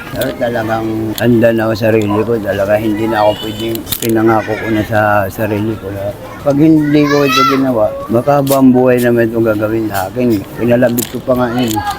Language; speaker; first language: Filipino; non-native, local second language; Waray